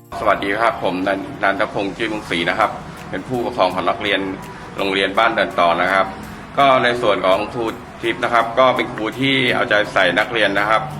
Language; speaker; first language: Thai; native; Thai